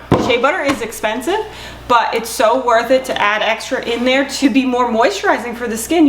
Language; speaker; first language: English; native; English